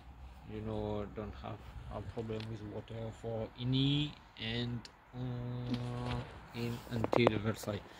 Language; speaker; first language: English; non-native, learner; French